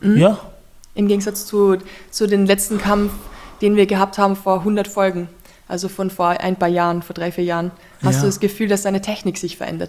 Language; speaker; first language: German; native; German